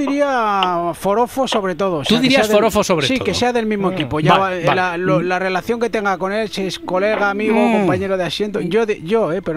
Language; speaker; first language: Spanish; native; Spanish